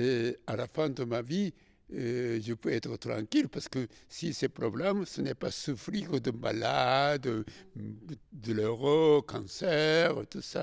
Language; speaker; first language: French; non-native, fluent; Japanese